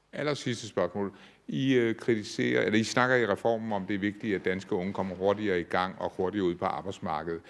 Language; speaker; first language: Danish; native; Danish